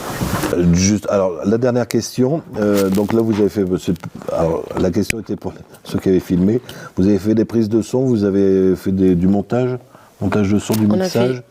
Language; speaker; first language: French; native; French